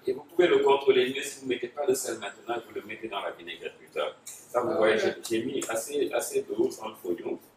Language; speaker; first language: French; non-native, local second language; Wolof